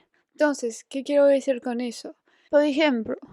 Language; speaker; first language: Spanish; non-native, fluent; French